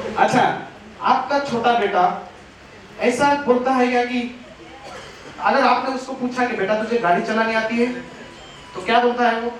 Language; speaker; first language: Hindi; non-native, local second language; Marathi